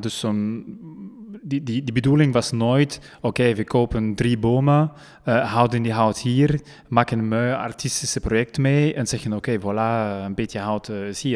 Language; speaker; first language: Dutch; non-native, local second language; French